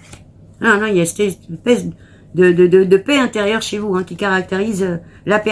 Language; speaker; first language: French; native; French